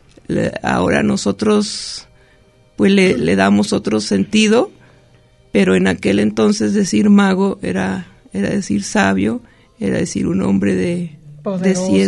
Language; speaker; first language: Spanish; native; Spanish